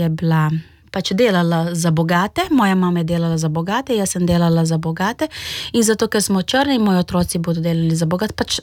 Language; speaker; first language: Slovenian; non-native, fluent; Portuguese